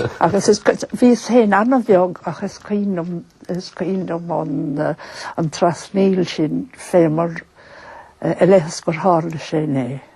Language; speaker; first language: Irish; native; Irish